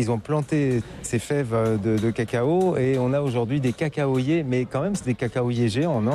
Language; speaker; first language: French; native; French